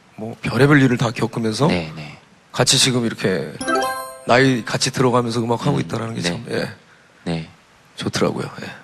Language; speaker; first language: Korean; native; Korean